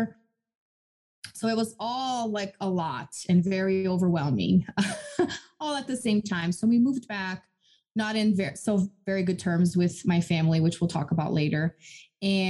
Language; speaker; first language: English; non-native, fluent; Portuguese